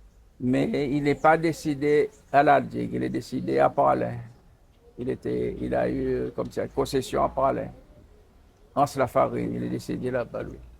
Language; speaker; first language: French; non-native, local second language; Seselwa Creole French